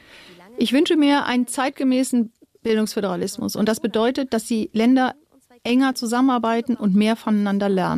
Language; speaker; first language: German; native; German